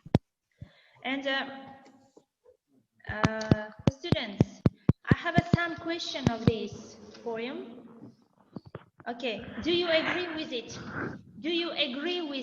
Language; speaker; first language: English; non-native, fluent; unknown